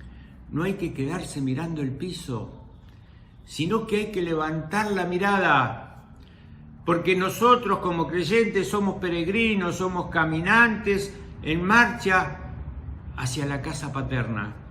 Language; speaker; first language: Spanish; native; Spanish